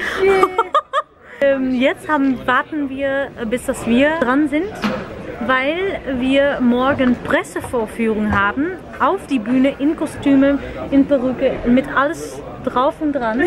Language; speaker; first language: German; non-native, fluent; Dutch